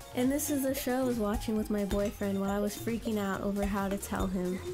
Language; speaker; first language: English; native; English